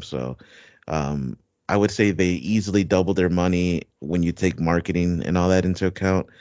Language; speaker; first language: English; native; English